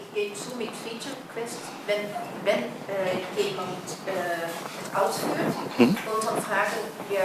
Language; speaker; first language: German; non-native, learner; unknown